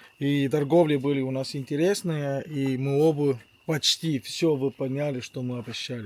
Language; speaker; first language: Russian; non-native, fluent; Estonian